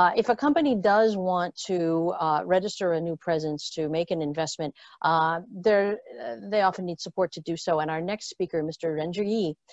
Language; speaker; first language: English; native; English